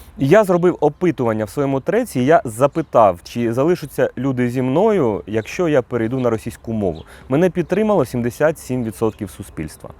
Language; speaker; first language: Ukrainian; native; Ukrainian